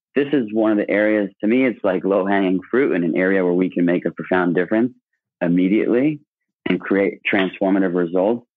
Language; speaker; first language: English; native; English